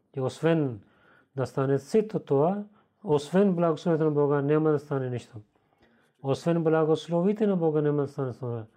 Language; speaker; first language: Bulgarian; non-native, learner; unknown